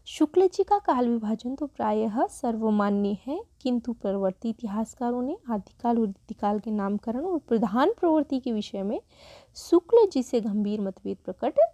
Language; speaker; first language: Hindi; native; Hindi